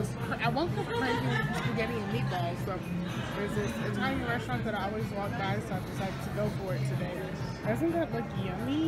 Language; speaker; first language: English; native; English